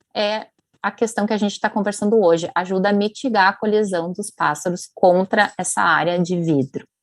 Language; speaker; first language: Portuguese; native; Portuguese